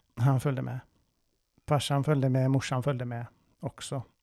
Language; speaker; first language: Swedish; non-native, fluent; Persian